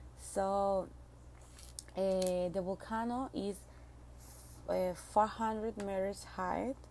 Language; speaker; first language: English; non-native, learner; Spanish